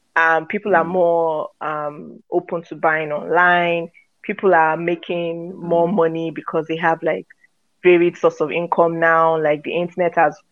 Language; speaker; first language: English; non-native, local second language; Yoruba